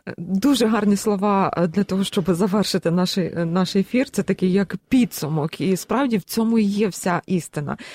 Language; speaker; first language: Ukrainian; native; Ukrainian